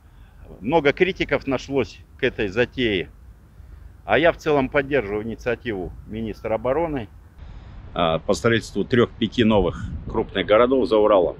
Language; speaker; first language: Russian; native; Russian